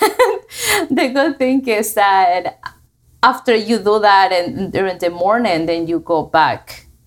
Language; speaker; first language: English; non-native, fluent; Spanish